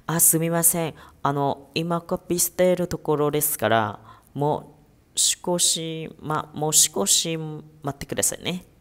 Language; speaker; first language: Japanese; non-native, fluent; Vietnamese